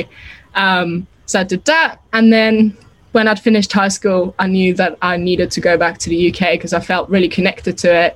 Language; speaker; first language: English; non-native, fluent; German